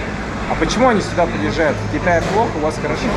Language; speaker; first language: Russian; native; Russian